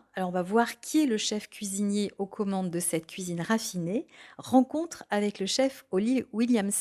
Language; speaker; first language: French; native; French